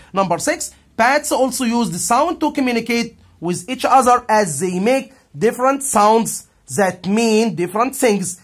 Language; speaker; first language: English; non-native, fluent; Arabic